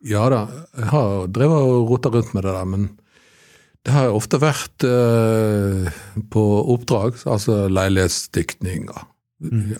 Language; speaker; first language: Norwegian; native; Norwegian